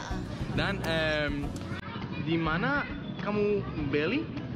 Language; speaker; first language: Indonesian; non-native, learner; Danish